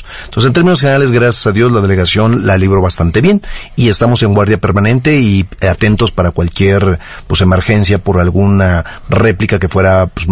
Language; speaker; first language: Spanish; native; Spanish